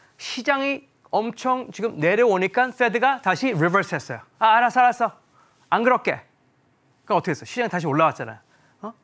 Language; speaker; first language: Korean; early bilingual, heritage; Korean